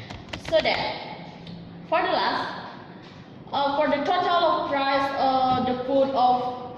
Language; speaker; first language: English; non-native, learner; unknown